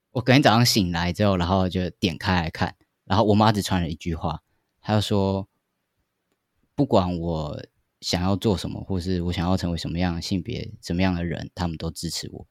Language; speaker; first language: Chinese; native; Chinese